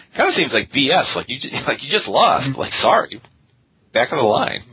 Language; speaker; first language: English; native; English